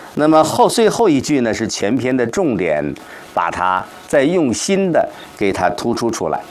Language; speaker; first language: Chinese; native; Chinese